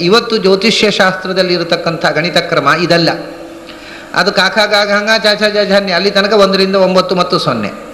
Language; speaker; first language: Kannada; non-native, local second language; Tulu